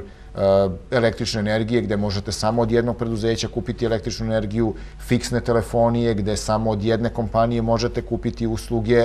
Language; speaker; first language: Serbian; native; Serbian